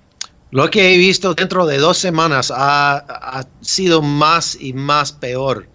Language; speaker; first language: Spanish; non-native, fluent; English